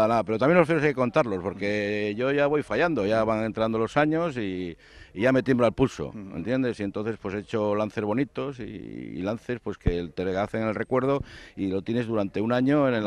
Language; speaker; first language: Spanish; native; Spanish